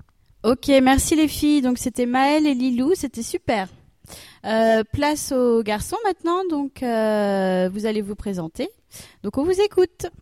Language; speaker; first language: French; native; French